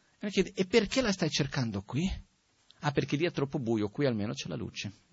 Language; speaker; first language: Italian; non-native, fluent; Portuguese